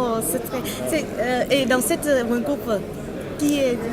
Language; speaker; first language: French; non-native, learner; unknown